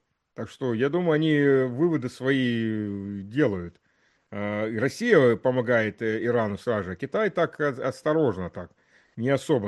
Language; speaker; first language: Russian; early bilingual, heritage; Russian